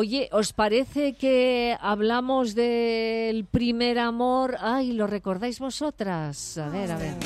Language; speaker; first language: Spanish; native; Spanish